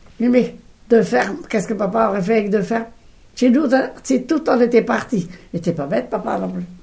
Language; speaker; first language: French; non-native, local second language; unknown